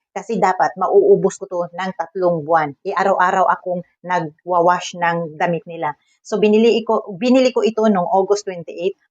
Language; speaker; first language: Filipino; native; Filipino